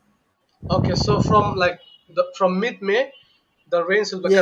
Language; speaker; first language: English; non-native, local second language; Bangla